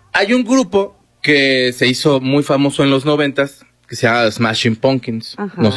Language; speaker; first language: Spanish; native; Spanish